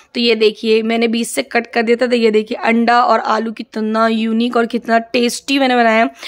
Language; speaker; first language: Hindi; non-native, local second language; Assamese